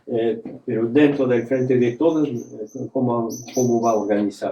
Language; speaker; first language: Spanish; non-native, fluent; French